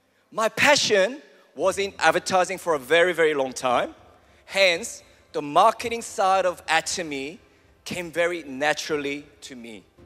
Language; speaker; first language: English; early bilingual, other home language; Korean